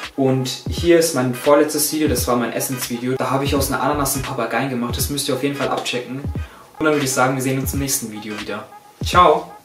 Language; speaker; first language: German; early bilingual, other home language; Turkish